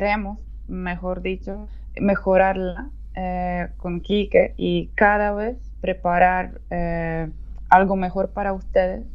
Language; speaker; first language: Spanish; non-native, fluent; Polish